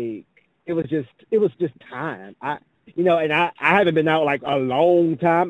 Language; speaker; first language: English; native; English